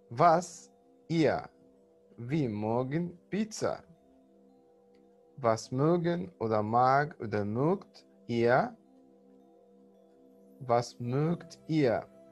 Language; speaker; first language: German; non-native, fluent; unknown